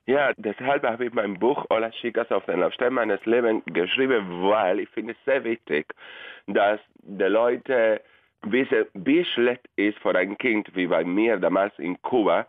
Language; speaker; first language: German; non-native, fluent; Spanish